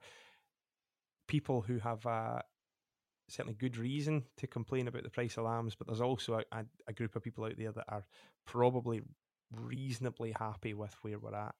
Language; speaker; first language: English; native; English